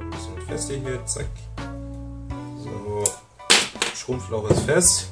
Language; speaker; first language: German; native; German